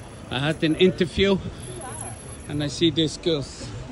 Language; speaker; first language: English; non-native, learner; Dutch